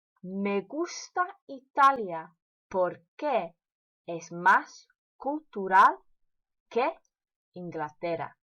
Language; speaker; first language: Spanish; non-native, fluent; English